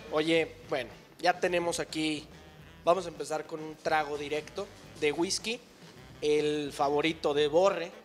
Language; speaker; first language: Spanish; native; Spanish